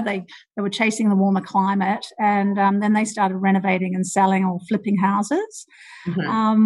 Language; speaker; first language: English; native; English